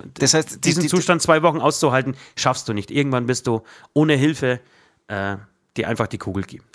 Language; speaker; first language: German; non-native, fluent; Polish